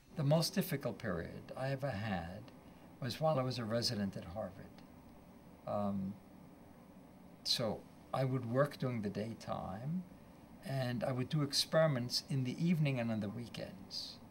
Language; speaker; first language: English; early bilingual, other home language; German